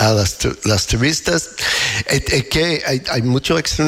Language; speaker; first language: Spanish; non-native, learner; English